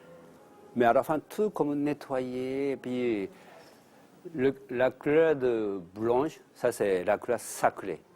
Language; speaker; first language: French; non-native, learner; Japanese